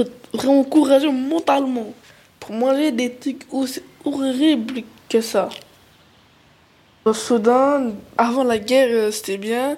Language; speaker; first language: French; early bilingual, other home language; Arabic